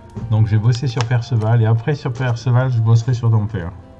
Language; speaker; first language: French; native; French